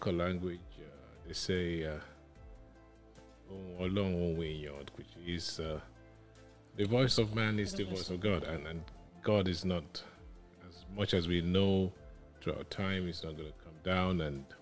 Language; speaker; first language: English; non-native, local second language; Yoruba